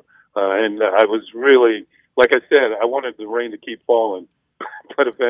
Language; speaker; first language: English; native; English